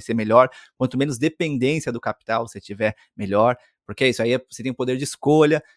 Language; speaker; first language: Portuguese; native; Portuguese